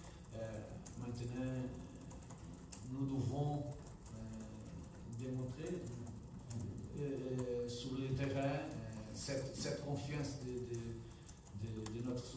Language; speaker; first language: French; non-native, fluent; Portuguese